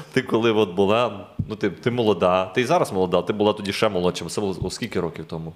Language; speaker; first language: Ukrainian; native; Ukrainian